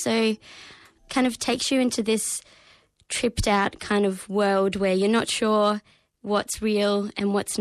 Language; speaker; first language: English; native; English